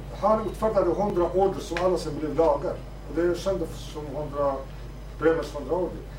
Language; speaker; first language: Swedish; non-native, fluent; Kurdish